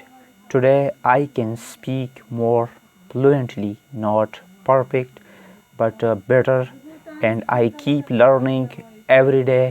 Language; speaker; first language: English; non-native, fluent; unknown